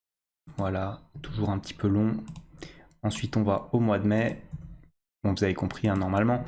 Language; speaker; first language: French; native; French